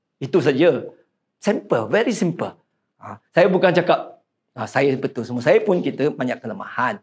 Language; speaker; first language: Malay; non-native, local second language; Chinese